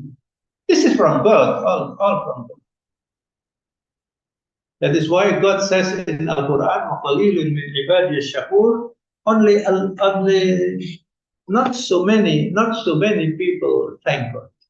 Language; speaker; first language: English; non-native, fluent; Indonesian